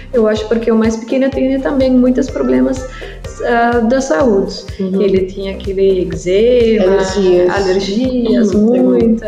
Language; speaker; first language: Portuguese; non-native, learner; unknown